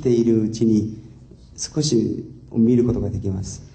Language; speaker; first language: Japanese; non-native, fluent; Chinese